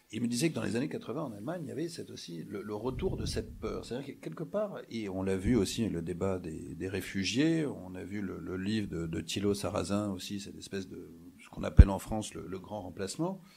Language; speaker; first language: French; native; French